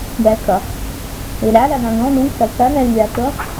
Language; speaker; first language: French; native; French